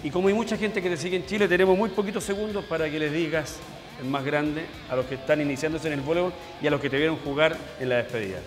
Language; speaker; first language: Spanish; native; Spanish